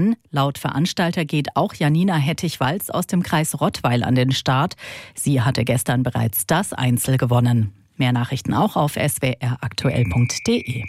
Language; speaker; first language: German; native; German